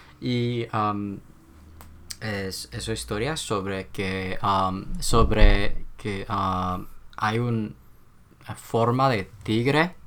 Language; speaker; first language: Spanish; non-native, learner; Korean